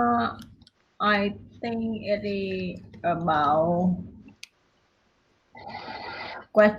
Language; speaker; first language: English; non-native, learner; Vietnamese